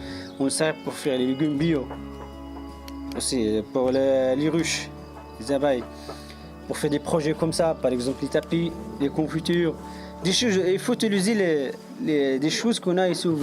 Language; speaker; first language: French; non-native, local second language; Tachelhit